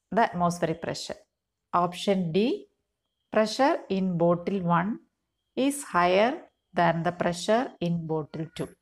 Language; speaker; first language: English; non-native, local second language; Malayalam